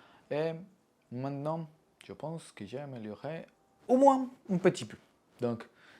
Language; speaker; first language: French; non-native, learner; Spanish